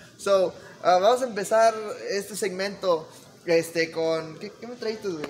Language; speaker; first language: Spanish; early bilingual, heritage; Spanish